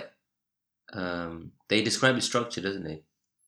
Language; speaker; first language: English; native; English